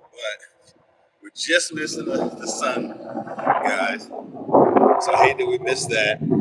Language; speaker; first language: English; native; English